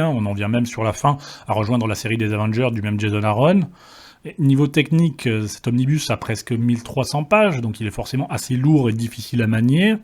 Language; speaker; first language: French; native; French